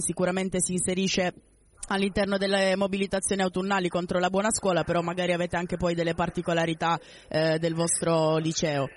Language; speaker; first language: Italian; native; Italian